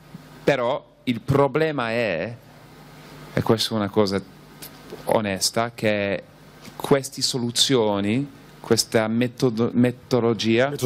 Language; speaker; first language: Italian; non-native, fluent; English